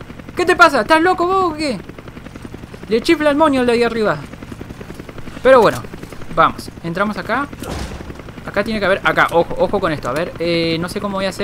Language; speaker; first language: Spanish; native; Spanish